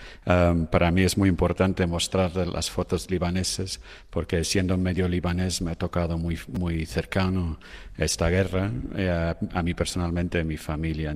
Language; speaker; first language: Spanish; non-native, fluent; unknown